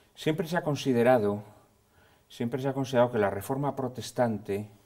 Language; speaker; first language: Spanish; native; Spanish